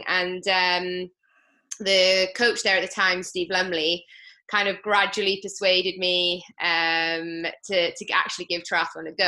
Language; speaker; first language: English; native; English